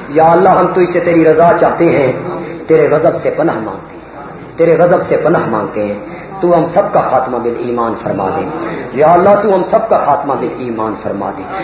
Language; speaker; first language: Urdu; non-native, local second language; Punjabi